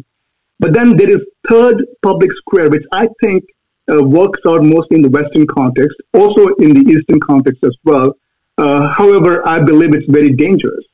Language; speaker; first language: English; non-native, local second language; Malayalam